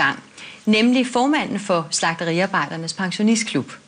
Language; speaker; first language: Danish; native; Danish